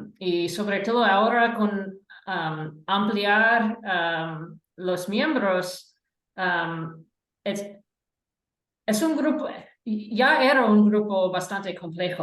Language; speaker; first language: Spanish; non-native, fluent; English